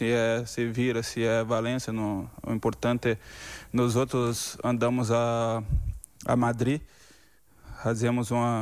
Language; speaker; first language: Spanish; non-native, learner; Portuguese